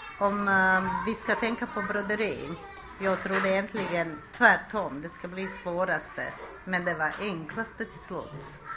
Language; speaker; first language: Swedish; non-native, fluent; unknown